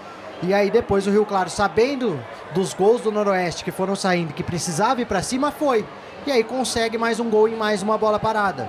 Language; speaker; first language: Portuguese; native; Portuguese